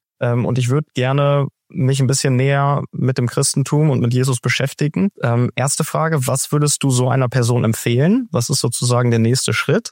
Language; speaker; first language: German; native; German